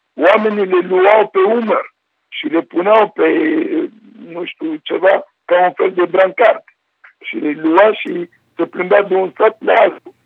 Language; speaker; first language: Romanian; non-native, fluent; Sango